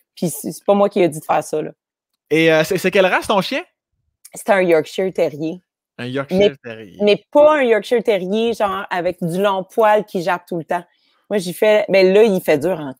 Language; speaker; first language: French; native; French